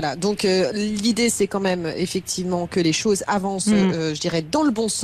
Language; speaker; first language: French; native; French